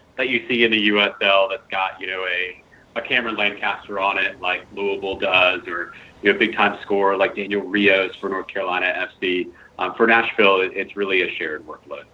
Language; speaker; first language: English; native; English